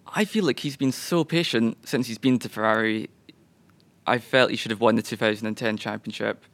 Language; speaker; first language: English; native; English